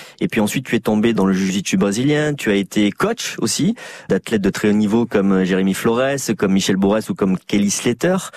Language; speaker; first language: French; native; French